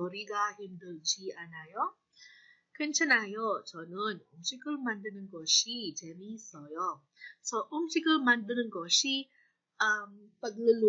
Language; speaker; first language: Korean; non-native, fluent; Filipino